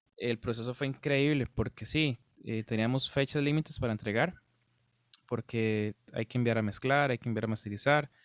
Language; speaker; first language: Spanish; native; Spanish